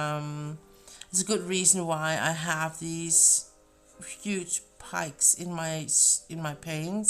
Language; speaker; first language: English; non-native, fluent; Danish